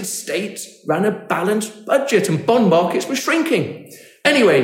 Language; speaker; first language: English; native; English